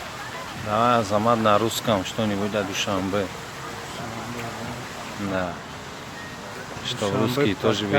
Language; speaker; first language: Russian; non-native, local second language; Tajik